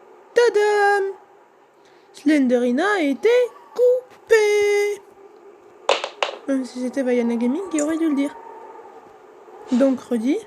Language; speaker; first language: French; native; French